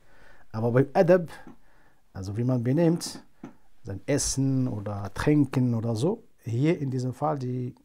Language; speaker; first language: German; non-native, fluent; Arabic